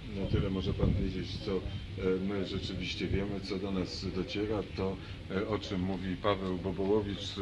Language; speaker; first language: Polish; native; Polish